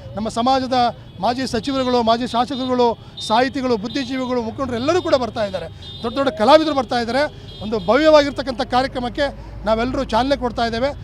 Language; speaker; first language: Kannada; non-native, local second language; Lambadi